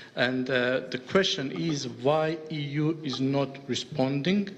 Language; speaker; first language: English; non-native, fluent; Armenian